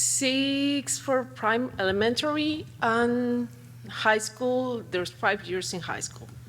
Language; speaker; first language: English; non-native, fluent; Spanish